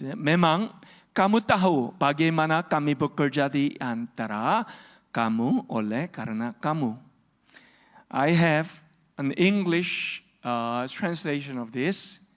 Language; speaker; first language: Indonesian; non-native, learner; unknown